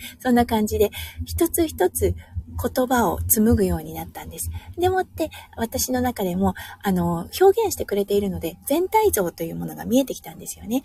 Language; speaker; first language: Japanese; native; Japanese